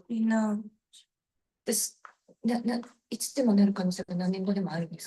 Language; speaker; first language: Japanese; native; Japanese